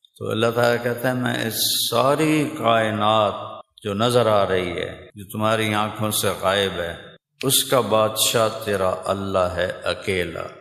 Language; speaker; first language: Urdu; non-native, local second language; Punjabi